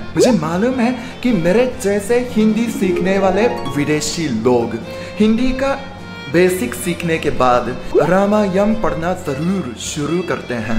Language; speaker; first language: Hindi; non-native, fluent; Japanese